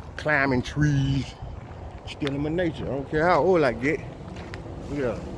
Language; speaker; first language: English; native; English